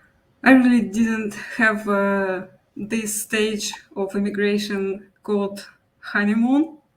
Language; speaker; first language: English; non-native, local second language; Russian